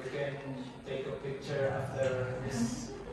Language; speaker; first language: English; non-native, learner; Indonesian